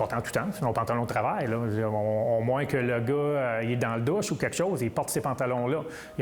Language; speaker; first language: French; native; French